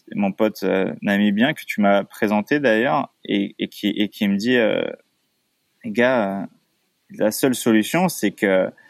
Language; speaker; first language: French; native; French